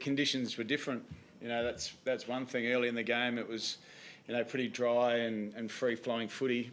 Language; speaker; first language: English; native; English